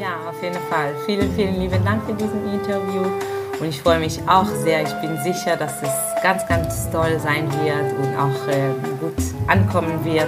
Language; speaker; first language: German; non-native, fluent; Hebrew